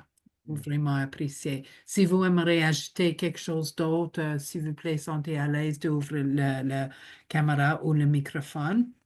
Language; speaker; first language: French; non-native, local second language; English